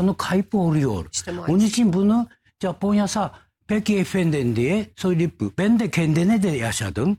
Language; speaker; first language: Turkish; non-native, learner; Japanese